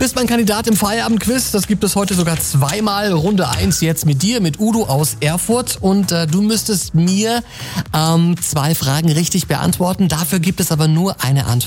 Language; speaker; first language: German; native; German